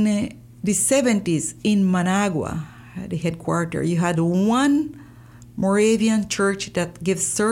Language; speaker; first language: English; non-native, fluent; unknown